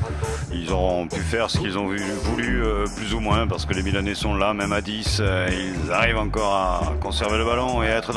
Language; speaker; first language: French; native; French